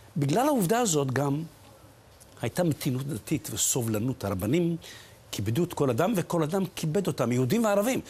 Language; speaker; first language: Hebrew; early bilingual, other home language; Arabic